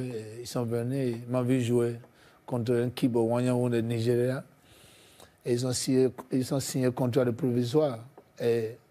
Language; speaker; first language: French; non-native, fluent; English